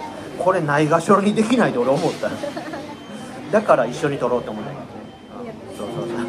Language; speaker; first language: Japanese; native; Japanese